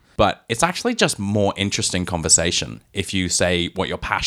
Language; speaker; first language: English; native; English